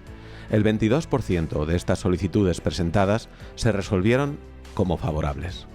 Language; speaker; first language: Spanish; native; Spanish